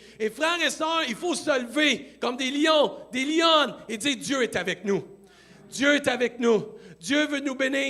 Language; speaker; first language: French; native; French